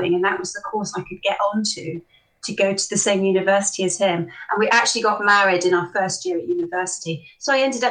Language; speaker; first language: English; native; English